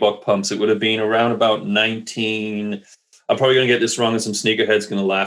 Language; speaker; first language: English; native; English